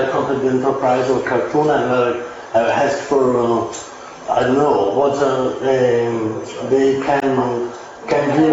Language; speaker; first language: English; non-native, learner; Italian